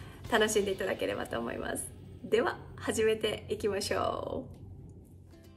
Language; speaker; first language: Japanese; native; Japanese